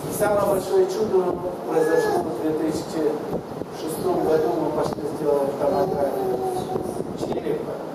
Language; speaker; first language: Russian; non-native, local second language; Kazakh